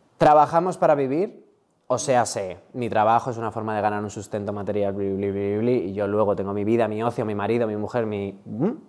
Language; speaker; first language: Spanish; native; Spanish